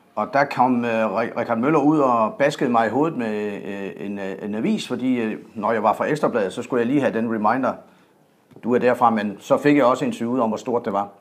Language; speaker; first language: Danish; native; Danish